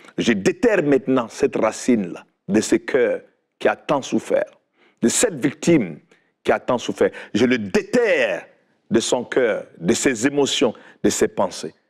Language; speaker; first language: French; non-native, local second language; Fula